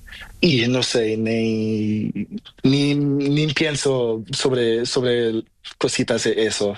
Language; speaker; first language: Spanish; non-native, learner; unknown